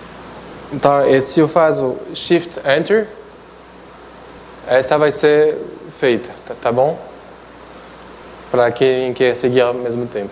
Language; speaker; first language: Portuguese; non-native, fluent; French